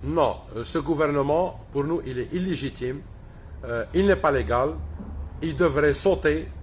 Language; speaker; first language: French; non-native, local second language; Arabic